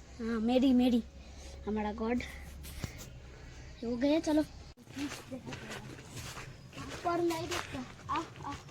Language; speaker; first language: Hindi; non-native, local second language; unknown